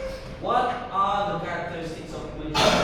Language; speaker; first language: English; non-native, learner; Indonesian